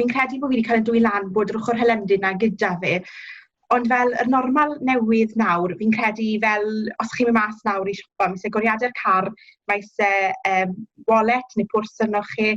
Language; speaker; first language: Welsh; native; Welsh